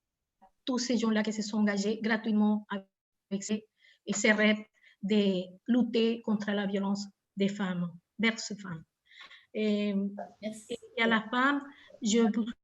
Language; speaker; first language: French; non-native, fluent; Spanish